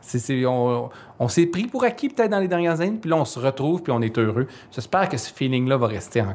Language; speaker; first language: French; native; French